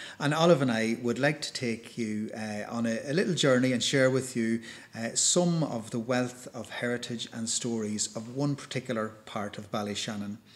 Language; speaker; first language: English; native; English